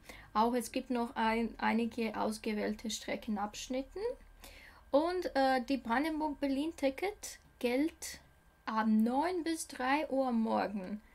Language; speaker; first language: German; non-native, learner; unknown